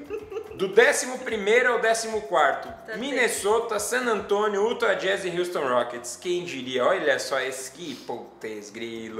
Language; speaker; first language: Portuguese; native; Portuguese